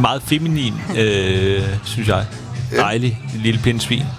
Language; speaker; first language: Danish; native; Danish